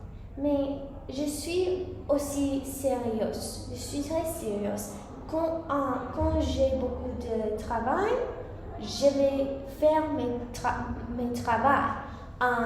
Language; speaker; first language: French; non-native, learner; English